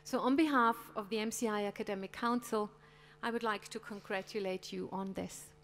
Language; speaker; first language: English; non-native, fluent; German